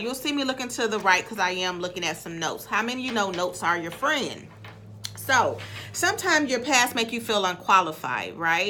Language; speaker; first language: English; native; English